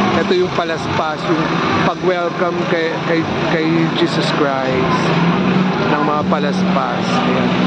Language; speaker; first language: Filipino; native; Filipino